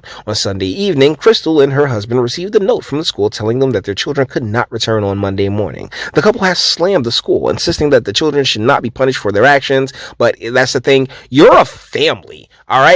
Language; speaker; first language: English; native; English